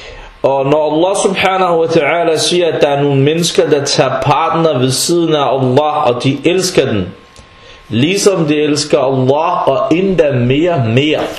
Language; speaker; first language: Danish; non-native, fluent; Arabic